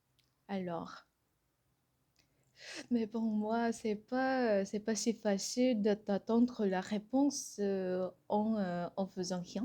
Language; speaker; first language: French; non-native, fluent; Korean